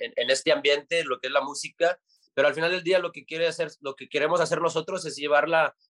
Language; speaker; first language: Spanish; early bilingual, heritage; Spanish